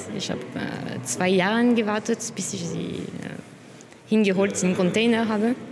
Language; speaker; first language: German; non-native, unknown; French